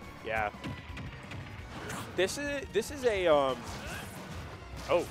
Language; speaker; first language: English; native; English